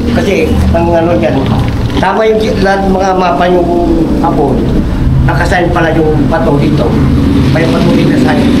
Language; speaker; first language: Filipino; non-native, local second language; Iloko